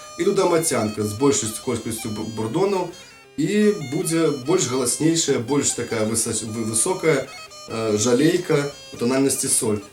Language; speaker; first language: Belarusian; native; Belarusian